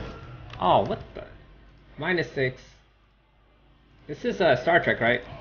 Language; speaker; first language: English; native; English